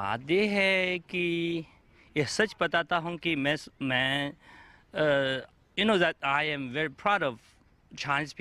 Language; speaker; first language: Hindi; non-native, fluent; Chinese